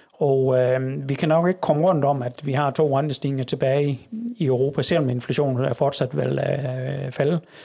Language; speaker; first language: Danish; native; Danish